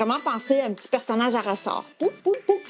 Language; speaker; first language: French; native; French